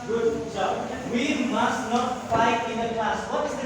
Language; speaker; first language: English; non-native, learner; Indonesian